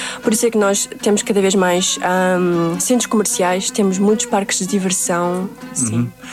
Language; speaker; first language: Portuguese; early bilingual, other home language; Uzbek